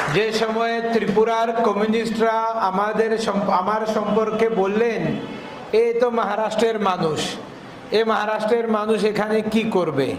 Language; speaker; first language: Bangla; non-native, local second language; Marathi